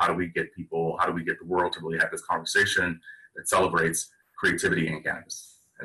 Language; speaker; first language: English; native; English